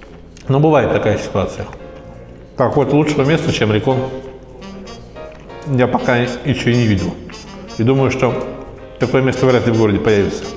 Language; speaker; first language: Russian; native; Russian